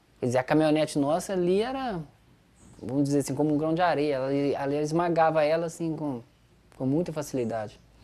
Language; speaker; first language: Portuguese; native; Portuguese